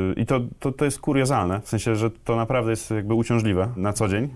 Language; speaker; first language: Polish; native; Polish